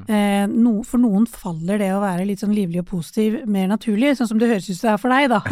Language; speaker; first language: Norwegian; early bilingual, other home language; Urdu